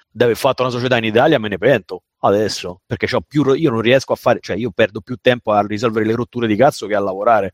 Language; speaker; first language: Italian; native; Italian